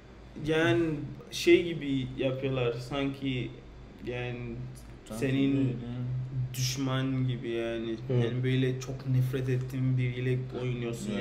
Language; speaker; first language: Turkish; non-native, learner; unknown